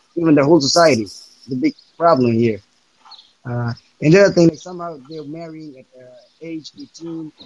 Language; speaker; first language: English; non-native, fluent; Persian